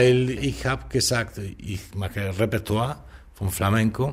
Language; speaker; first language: German; non-native, learner; Spanish